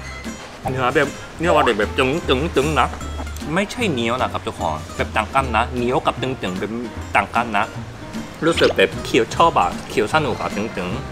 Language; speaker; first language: Thai; non-native, fluent; Korean